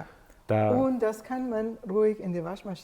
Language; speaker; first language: German; non-native, fluent; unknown